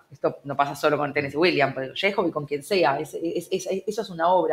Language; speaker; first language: Spanish; native; Spanish